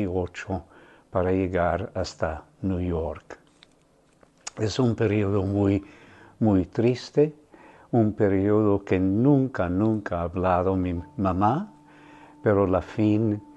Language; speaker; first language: Spanish; non-native, fluent; German